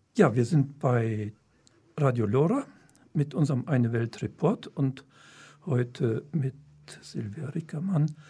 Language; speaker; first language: German; native; German